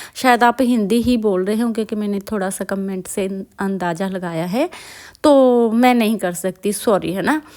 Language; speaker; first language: Hindi; non-native, local second language; Punjabi